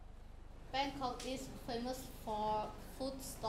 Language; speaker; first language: English; non-native, learner; Vietnamese